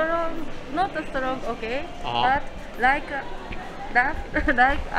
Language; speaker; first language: English; non-native, learner; Japanese